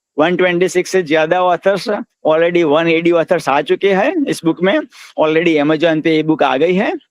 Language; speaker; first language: Hindi; non-native, local second language; Gujarati